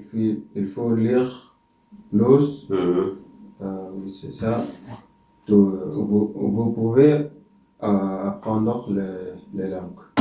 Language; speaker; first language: French; non-native, learner; Arabic